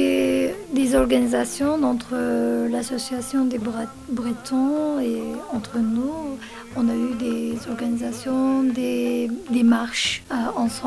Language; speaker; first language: French; non-native, fluent; Kurdish